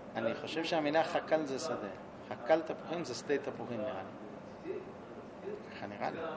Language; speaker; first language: Hebrew; non-native, fluent; English